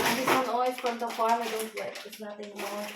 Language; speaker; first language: English; non-native, learner; Filipino